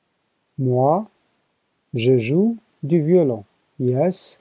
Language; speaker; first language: French; non-native, learner; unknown